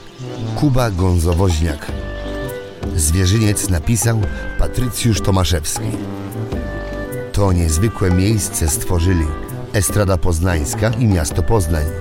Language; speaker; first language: Polish; native; Polish